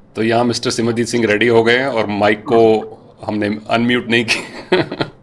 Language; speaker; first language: Hindi; non-native, local second language; Punjabi